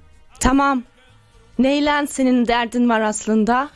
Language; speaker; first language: Turkish; early bilingual, other home language; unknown